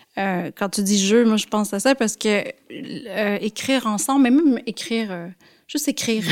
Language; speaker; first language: French; native; French